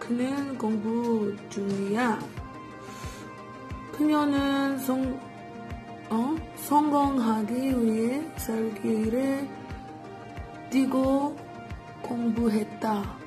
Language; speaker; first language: Korean; non-native, learner; English